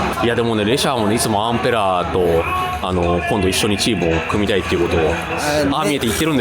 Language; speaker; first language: Japanese; native; Japanese